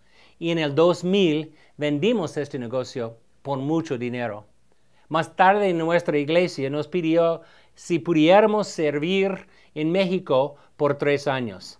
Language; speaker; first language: Spanish; non-native, fluent; English